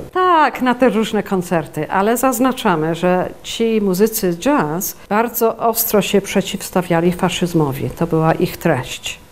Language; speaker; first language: Polish; early bilingual, heritage; Polish